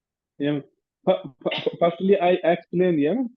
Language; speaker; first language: English; non-native, learner; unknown